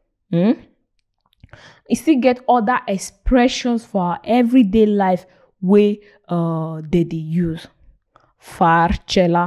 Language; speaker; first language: English; non-native, local second language; Igbo